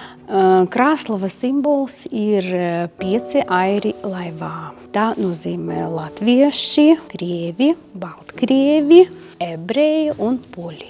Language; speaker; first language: Latvian; non-native, local second language; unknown